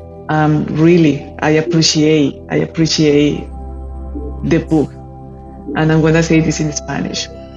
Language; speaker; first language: English; non-native, fluent; Spanish